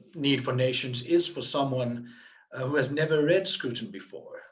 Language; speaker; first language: English; non-native, fluent; Finnish